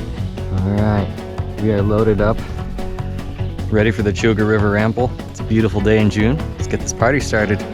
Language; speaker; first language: English; native; English